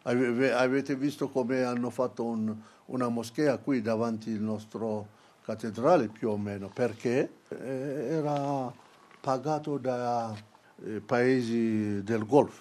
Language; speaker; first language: Italian; non-native, fluent; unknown